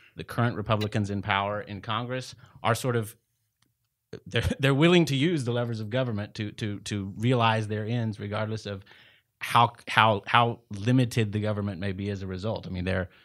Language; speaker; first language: English; native; English